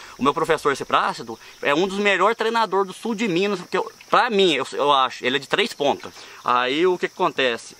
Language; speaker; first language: Portuguese; native; Portuguese